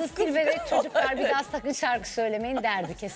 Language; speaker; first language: Turkish; native; Turkish